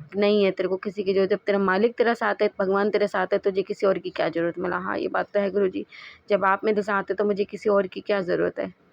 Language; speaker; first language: Hindi; native; Hindi